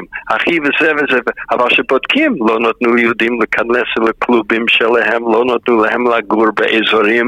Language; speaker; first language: Hebrew; non-native, fluent; English